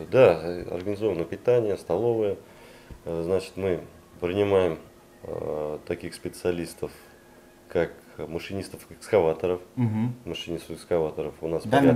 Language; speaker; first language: Russian; native; Russian